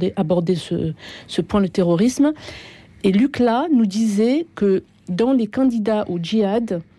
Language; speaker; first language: French; native; French